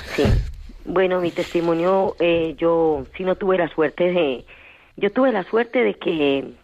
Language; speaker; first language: Spanish; native; Spanish